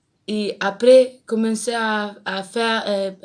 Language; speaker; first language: French; non-native, learner; Spanish